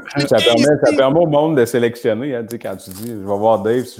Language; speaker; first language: French; native; French